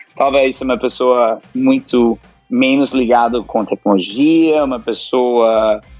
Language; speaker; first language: Portuguese; non-native, fluent; English